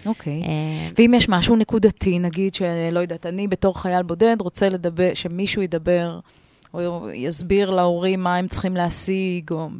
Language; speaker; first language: Hebrew; native; Hebrew